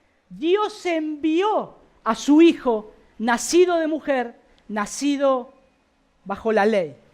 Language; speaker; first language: Spanish; native; Spanish